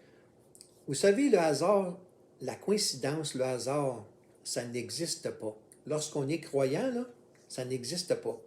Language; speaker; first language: French; native; French